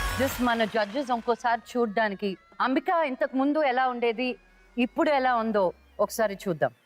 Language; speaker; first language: Telugu; native; Telugu